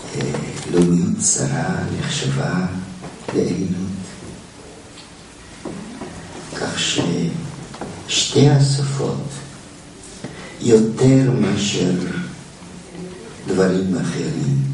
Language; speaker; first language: Hebrew; non-native, fluent; German